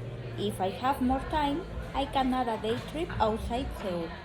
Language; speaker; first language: English; non-native, learner; Spanish